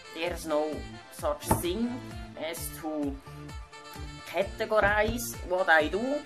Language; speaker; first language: English; non-native, learner; Swiss German